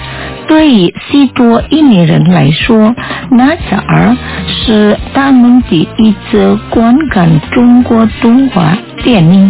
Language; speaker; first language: Chinese; early bilingual, heritage; Chinese